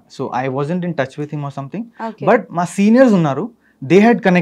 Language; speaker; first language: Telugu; non-native, fluent; Malayalam